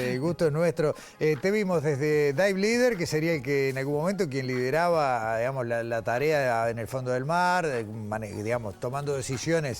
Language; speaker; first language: Spanish; native; Spanish